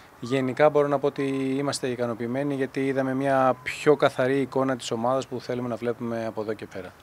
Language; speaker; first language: Greek; native; Greek